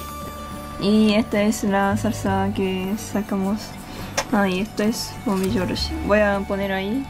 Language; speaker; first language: Spanish; non-native, fluent; Japanese